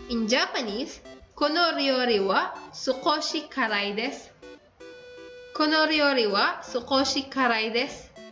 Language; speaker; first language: Japanese; non-native, fluent; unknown